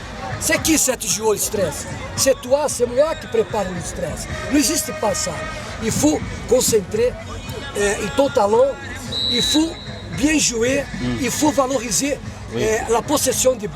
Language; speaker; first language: French; non-native, fluent; Portuguese